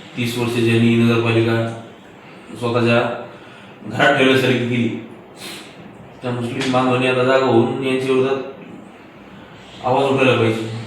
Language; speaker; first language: Marathi; native; Marathi